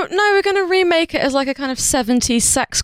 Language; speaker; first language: English; native; English